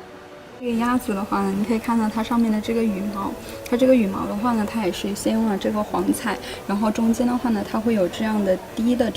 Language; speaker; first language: Chinese; native; Chinese